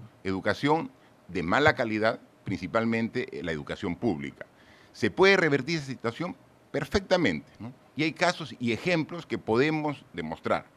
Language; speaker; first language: Spanish; native; Spanish